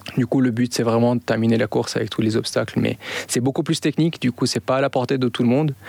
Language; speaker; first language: French; non-native, local second language; Arabic